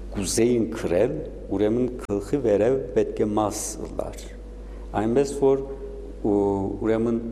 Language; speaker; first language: Armenian; early bilingual, heritage; Armenian